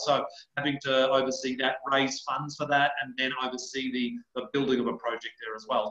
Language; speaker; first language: English; native; English